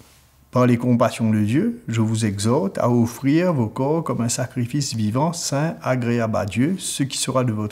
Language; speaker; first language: French; native; French